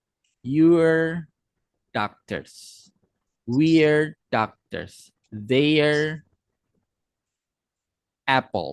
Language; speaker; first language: English; non-native, fluent; Indonesian